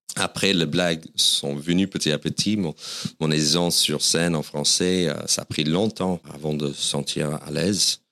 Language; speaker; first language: French; non-native, fluent; English